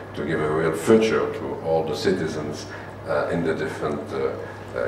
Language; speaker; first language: English; non-native, fluent; French